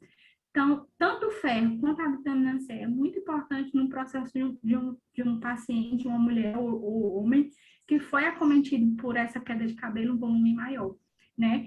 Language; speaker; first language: Portuguese; native; Portuguese